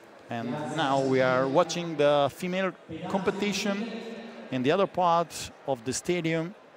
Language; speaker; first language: English; non-native, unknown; Italian